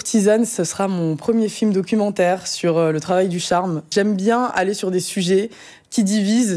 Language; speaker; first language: French; native; French